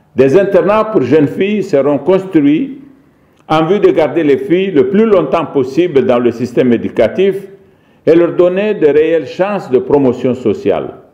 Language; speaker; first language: French; non-native, local second language; Arabic